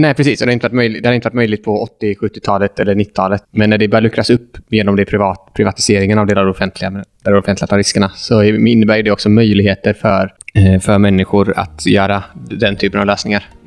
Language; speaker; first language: Swedish; native; Swedish